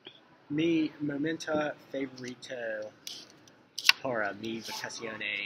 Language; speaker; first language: Spanish; non-native, learner; English